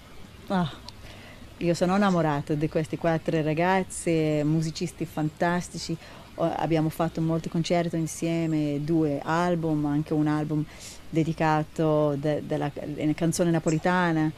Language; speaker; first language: Italian; non-native, learner; Hebrew